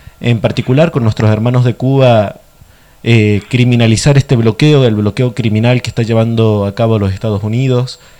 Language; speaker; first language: Spanish; native; Spanish